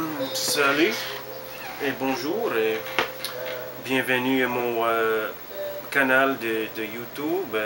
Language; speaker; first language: French; non-native, learner; English